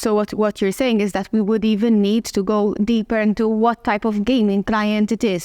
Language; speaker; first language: English; non-native, local second language; Maltese